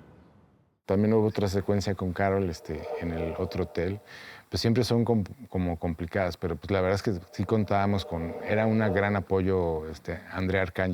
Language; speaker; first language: Spanish; native; Spanish